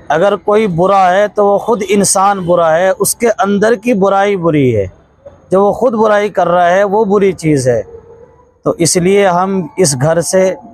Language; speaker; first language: Urdu; non-native, local second language; Punjabi